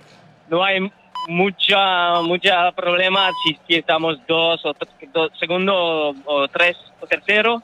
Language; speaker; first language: Spanish; non-native, learner; French